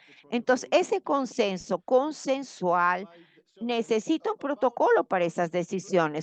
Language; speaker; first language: Spanish; non-native, fluent; Portuguese